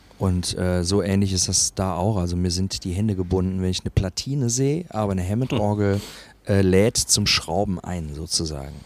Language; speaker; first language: German; native; German